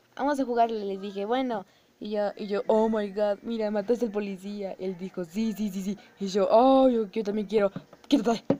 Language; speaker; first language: Spanish; native; Spanish